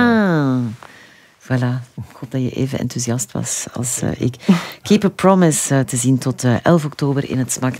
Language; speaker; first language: Dutch; native; Dutch